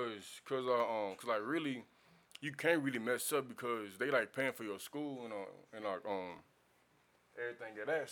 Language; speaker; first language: English; native; English